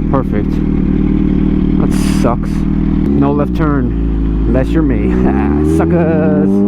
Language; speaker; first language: English; native; English